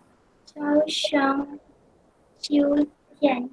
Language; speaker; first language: Chinese; non-native, learner; Malay